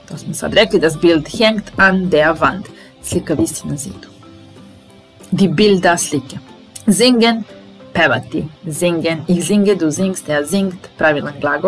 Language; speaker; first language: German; non-native, fluent; Serbian